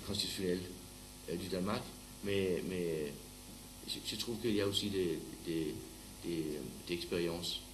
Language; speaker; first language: French; non-native, learner; Danish